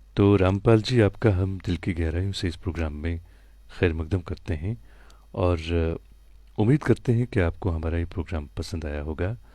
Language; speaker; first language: Hindi; non-native, local second language; Kashmiri